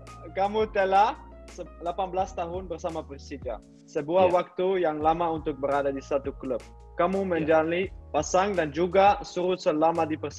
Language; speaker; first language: Indonesian; non-native, learner; Dutch